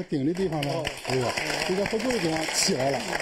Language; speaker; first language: Chinese; native; Chinese